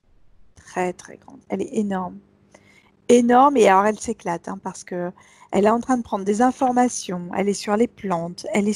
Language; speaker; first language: French; native; French